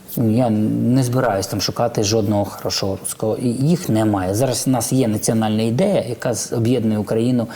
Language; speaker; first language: Ukrainian; non-native, local second language; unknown